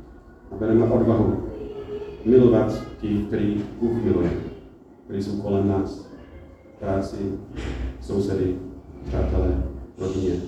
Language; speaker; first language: Czech; non-native, fluent; English